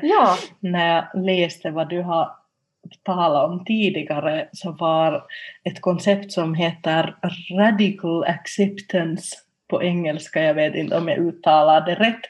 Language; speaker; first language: Swedish; non-native, local second language; Finnish